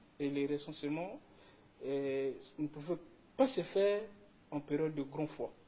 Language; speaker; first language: French; non-native, local second language; Kongo